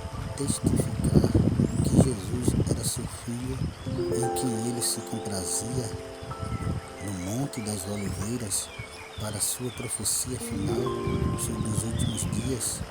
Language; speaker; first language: Portuguese; native; Portuguese